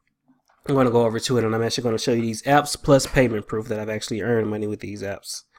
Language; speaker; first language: English; native; English